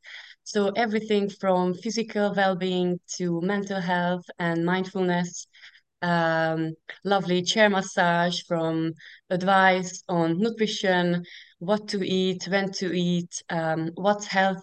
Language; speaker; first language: English; non-native, fluent; Hungarian